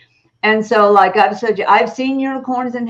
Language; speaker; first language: English; native; English